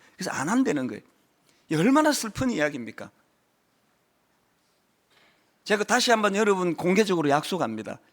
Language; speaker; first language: Korean; native; Korean